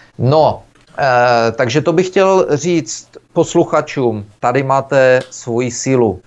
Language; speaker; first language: Czech; native; Czech